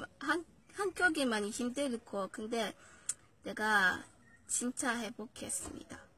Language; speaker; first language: Korean; non-native, learner; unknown